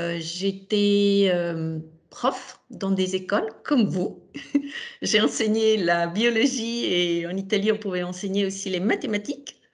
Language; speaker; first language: French; non-native, fluent; Italian